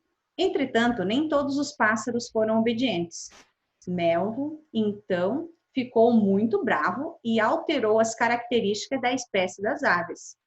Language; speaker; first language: Portuguese; native; Portuguese